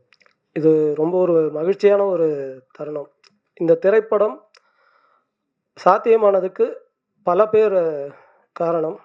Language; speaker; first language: Tamil; native; Tamil